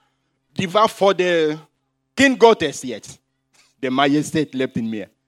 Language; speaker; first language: German; non-native, fluent; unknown